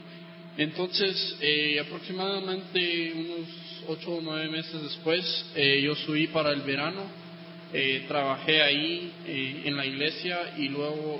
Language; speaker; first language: Spanish; non-native, local second language; English